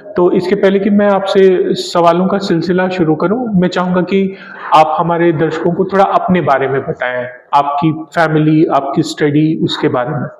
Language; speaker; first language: Hindi; native; Hindi